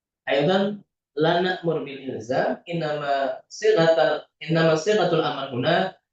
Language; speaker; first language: Arabic; non-native, fluent; Indonesian